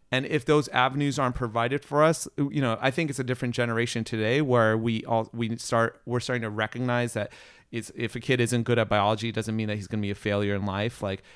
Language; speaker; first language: English; native; English